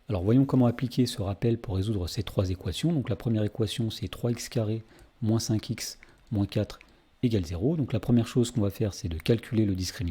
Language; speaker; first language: French; native; French